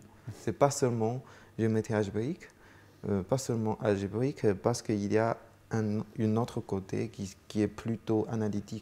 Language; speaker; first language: French; non-native, fluent; Chinese